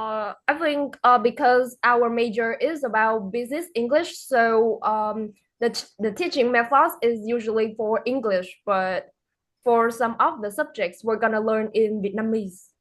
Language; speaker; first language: English; non-native, fluent; Vietnamese